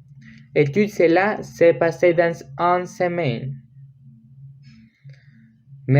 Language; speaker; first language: French; non-native, learner; Spanish